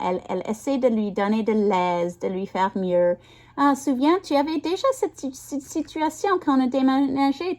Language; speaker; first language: French; non-native, learner; English